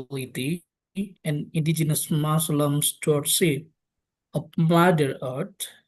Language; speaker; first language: English; non-native, local second language; Indonesian